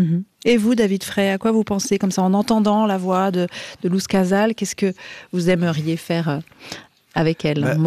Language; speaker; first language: French; native; French